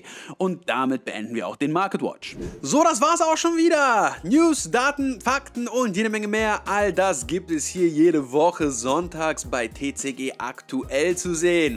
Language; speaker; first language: German; native; German